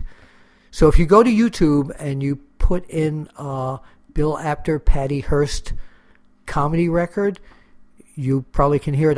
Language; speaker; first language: English; native; English